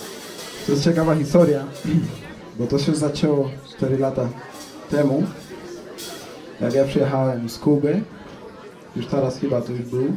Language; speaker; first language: Polish; non-native, fluent; Spanish